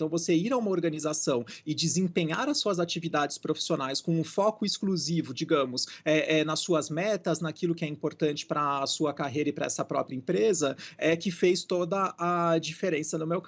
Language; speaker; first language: Portuguese; native; Portuguese